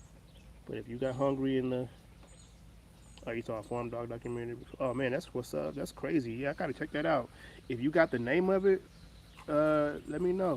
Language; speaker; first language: English; native; English